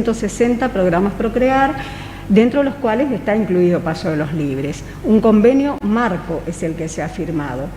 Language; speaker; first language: Spanish; native; Spanish